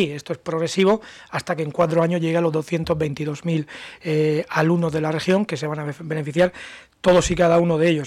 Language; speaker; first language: Spanish; native; Spanish